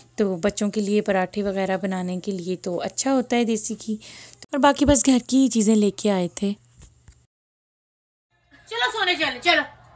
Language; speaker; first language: Urdu; native; Urdu